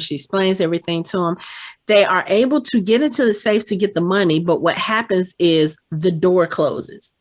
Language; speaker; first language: English; native; English